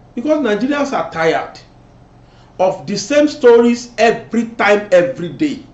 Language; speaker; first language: English; non-native, local second language; Yoruba